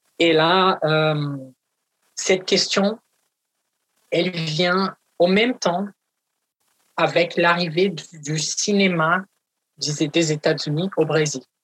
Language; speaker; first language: French; non-native, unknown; Portuguese